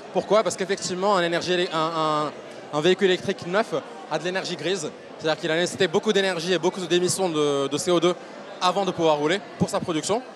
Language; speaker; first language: French; native; French